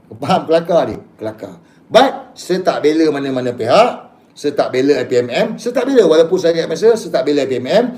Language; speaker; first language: Malay; native; Malay